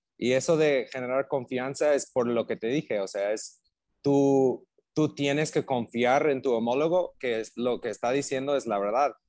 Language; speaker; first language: Spanish; non-native, fluent; English